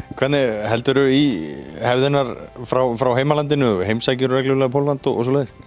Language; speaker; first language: Icelandic; native; Icelandic